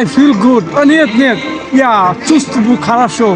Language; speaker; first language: Russian; non-native, learner; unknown